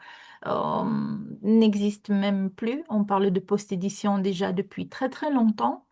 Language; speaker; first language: French; non-native, fluent; Romanian